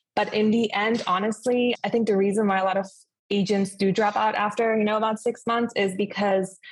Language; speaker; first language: English; non-native, fluent; German